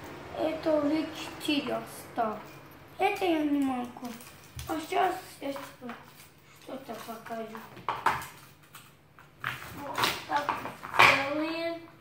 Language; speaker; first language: Russian; non-native, learner; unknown